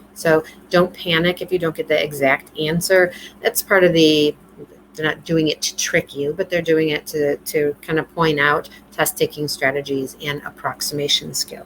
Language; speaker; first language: English; native; English